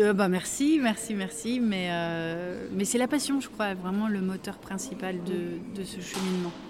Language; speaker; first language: French; native; French